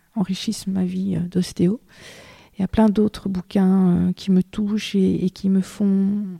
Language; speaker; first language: French; native; French